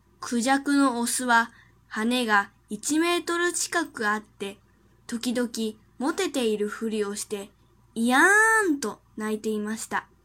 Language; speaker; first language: Japanese; non-native, fluent; Chinese